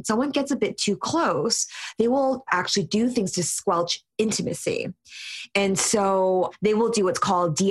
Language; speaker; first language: English; native; English